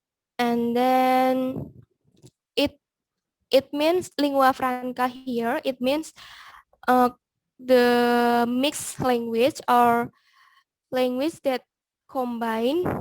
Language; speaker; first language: English; non-native, learner; Indonesian